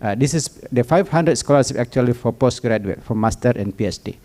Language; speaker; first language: English; non-native, fluent; Indonesian